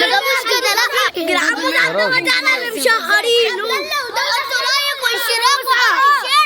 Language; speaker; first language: Arabic; native; Arabic